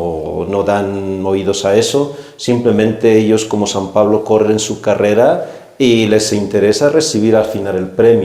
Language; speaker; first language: Spanish; native; Spanish